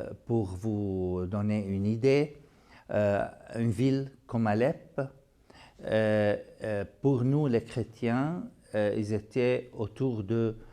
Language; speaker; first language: French; non-native, fluent; Arabic